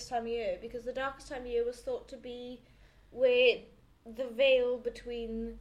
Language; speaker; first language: English; native; English